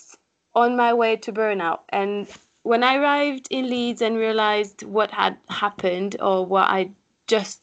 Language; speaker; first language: English; non-native, fluent; French